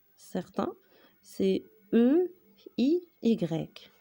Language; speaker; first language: French; non-native, local second language; Arabic